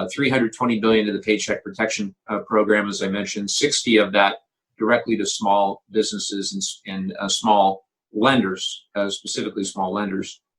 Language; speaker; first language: English; native; English